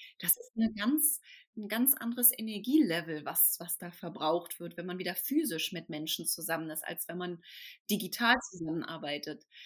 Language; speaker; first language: German; native; German